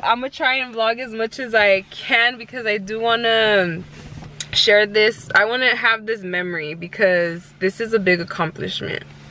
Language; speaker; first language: English; early bilingual, other home language; Spanish